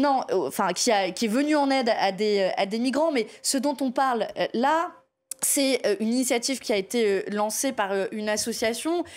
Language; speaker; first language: French; native; French